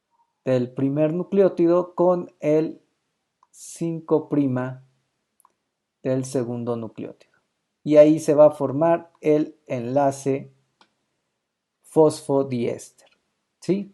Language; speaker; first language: Spanish; native; Spanish